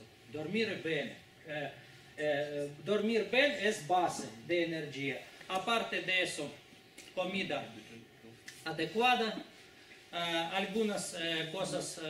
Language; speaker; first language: Spanish; non-native, fluent; Russian